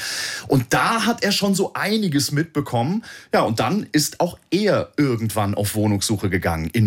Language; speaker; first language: German; native; German